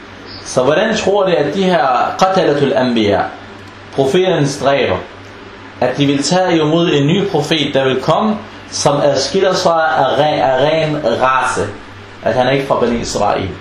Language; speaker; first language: Danish; non-native, fluent; Arabic